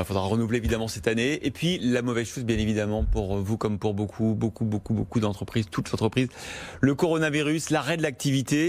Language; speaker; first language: French; native; French